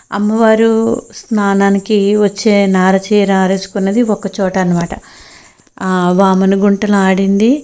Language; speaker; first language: Telugu; native; Telugu